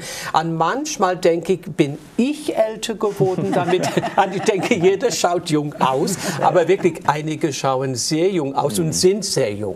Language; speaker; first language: German; non-native, fluent; English